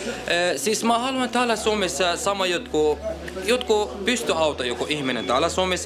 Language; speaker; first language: Finnish; non-native, learner; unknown